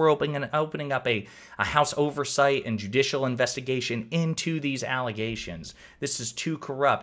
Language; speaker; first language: English; native; English